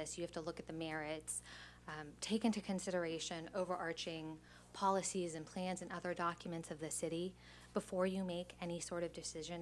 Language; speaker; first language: English; native; English